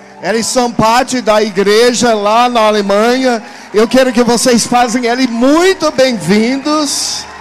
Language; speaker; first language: Portuguese; non-native, fluent; English